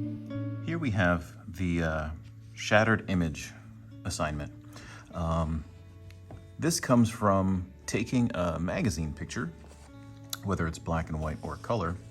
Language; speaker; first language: English; native; English